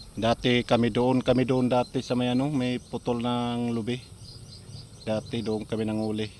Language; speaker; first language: Filipino; non-native, local second language; Surigaonon